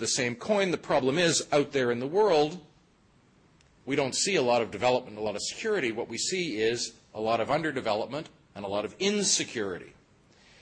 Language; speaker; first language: English; native; English